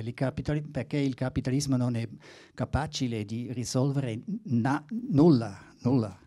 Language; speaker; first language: Italian; non-native, learner; German